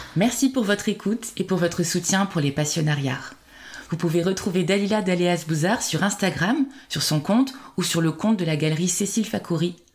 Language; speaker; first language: French; native; French